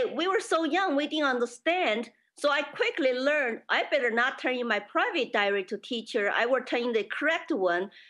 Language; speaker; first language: English; non-native, fluent; Chinese